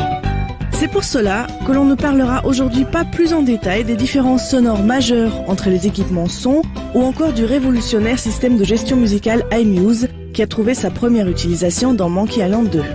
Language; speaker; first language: French; native; French